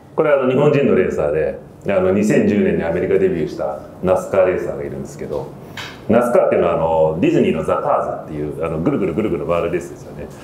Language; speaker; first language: Japanese; early bilingual, heritage; Japanese